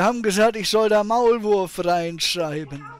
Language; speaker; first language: German; native; German